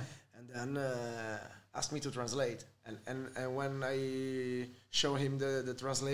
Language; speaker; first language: English; non-native, fluent; Italian